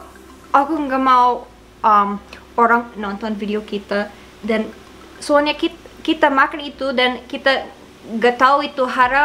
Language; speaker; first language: Indonesian; non-native, learner; English